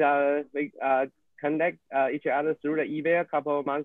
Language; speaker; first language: English; non-native, fluent; Chinese